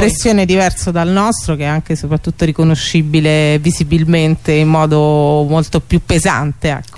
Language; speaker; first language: Italian; native; Italian